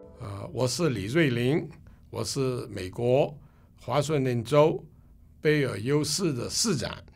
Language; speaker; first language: Chinese; non-native, local second language; Cantonese